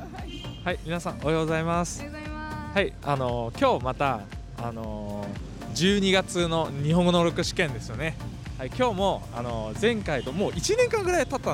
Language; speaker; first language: Japanese; non-native, fluent; Vietnamese